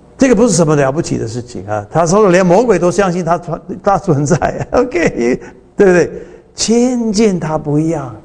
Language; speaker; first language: Chinese; non-native, fluent; English